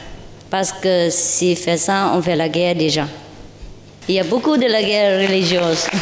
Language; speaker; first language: French; non-native, learner; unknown